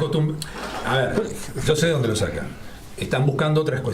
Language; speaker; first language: Spanish; native; Spanish